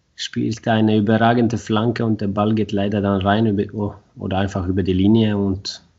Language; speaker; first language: German; non-native, fluent; Swedish